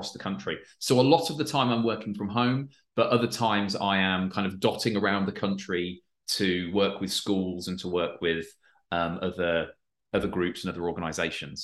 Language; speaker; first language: English; native; English